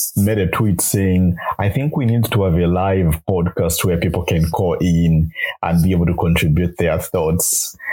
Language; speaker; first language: English; non-native, local second language; Bemba